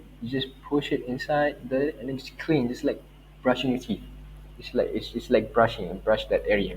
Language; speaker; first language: English; non-native, local second language; Malay